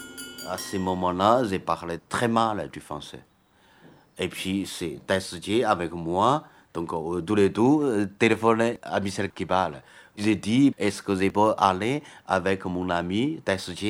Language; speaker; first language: French; non-native, learner; Chinese